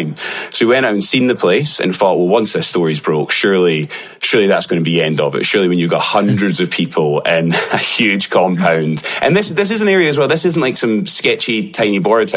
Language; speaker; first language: English; native; English